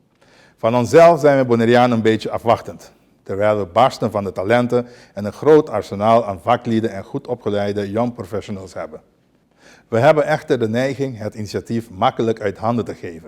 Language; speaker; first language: Dutch; non-native, local second language; Papiamento